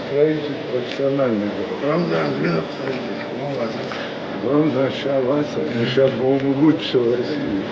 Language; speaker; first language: Russian; non-native, local second language; Chechen